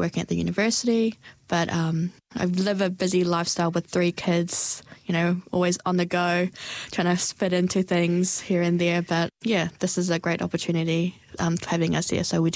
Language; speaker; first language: English; early bilingual, other home language; Burmese